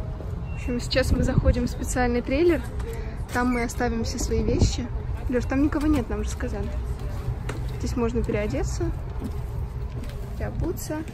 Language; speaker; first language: Russian; native; Russian